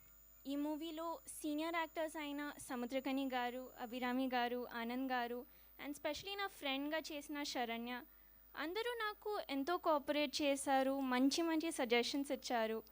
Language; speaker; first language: Telugu; non-native, learner; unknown